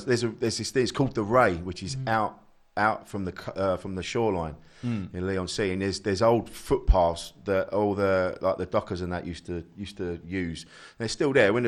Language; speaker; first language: English; native; English